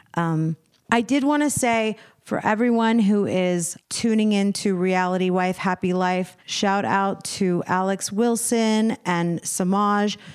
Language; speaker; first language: English; native; English